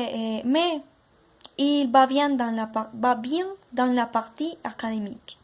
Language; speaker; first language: French; non-native, learner; Spanish